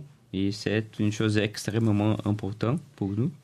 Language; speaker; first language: French; non-native, learner; Portuguese